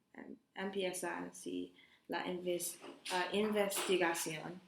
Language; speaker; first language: Spanish; non-native, learner; English